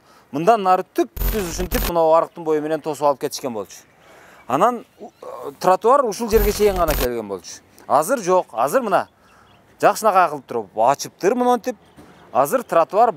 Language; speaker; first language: Kyrgyz; native; Kyrgyz